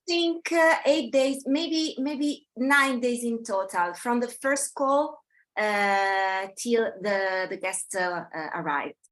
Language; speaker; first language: English; non-native, fluent; Italian